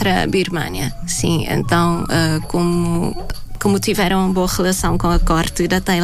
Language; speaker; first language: Portuguese; non-native, fluent; Thai